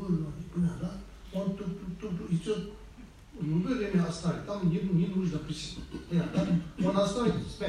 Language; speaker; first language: Russian; non-native, fluent; Tibetan